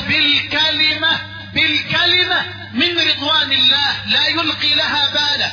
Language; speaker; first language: Arabic; native; Arabic